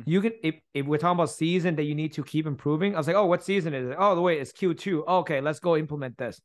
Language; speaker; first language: English; early bilingual, other home language; Thai